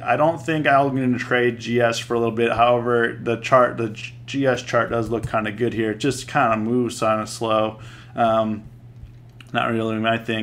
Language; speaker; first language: English; native; English